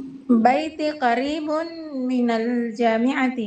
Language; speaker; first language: Arabic; non-native, learner; Indonesian